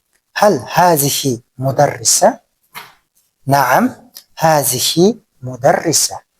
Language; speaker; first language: Arabic; non-native, fluent; Kyrgyz